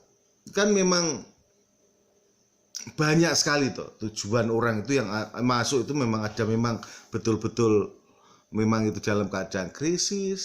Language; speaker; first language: Indonesian; early bilingual, heritage; Indonesian